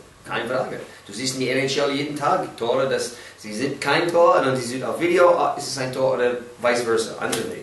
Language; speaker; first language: German; non-native, learner; English